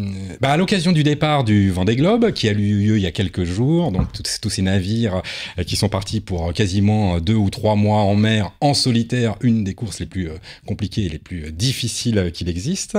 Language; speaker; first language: French; native; French